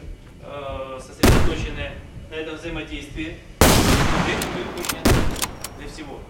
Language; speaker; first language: Russian; native; Russian